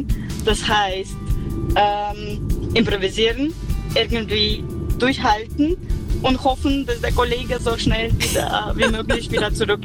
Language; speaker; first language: German; native; German